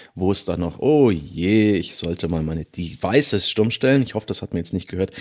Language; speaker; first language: German; native; German